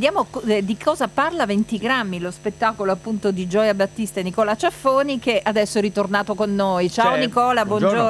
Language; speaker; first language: Italian; native; Italian